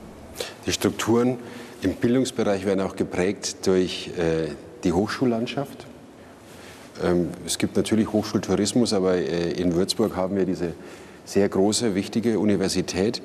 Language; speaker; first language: German; native; German